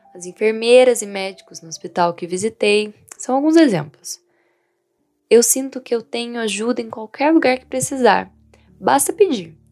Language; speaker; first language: Portuguese; non-native, fluent; Vietnamese